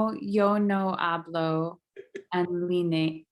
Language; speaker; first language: Spanish; non-native, learner; English